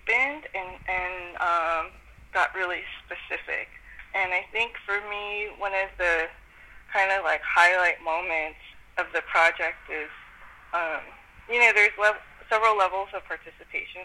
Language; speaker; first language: English; native; English